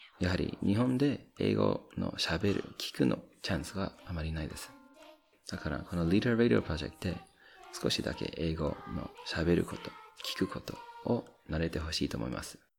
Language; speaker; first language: Japanese; non-native, fluent; English